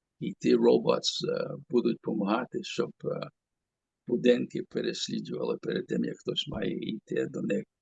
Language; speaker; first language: Ukrainian; early bilingual, heritage; Ukrainian